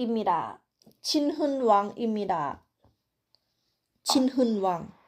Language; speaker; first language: Korean; non-native, learner; Thai